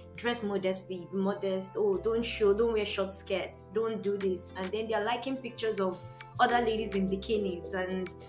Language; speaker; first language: English; non-native, local second language; Yoruba